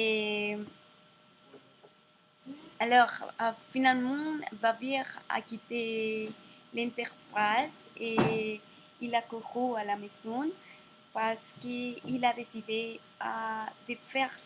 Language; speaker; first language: French; non-native, learner; Spanish